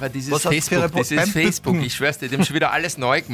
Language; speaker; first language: German; native; German